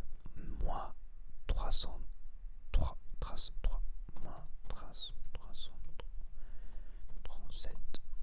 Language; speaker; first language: French; non-native, learner; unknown